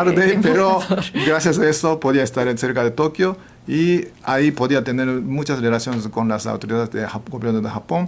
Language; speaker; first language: Spanish; non-native, fluent; Japanese